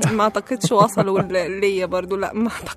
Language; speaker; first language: Arabic; native; Arabic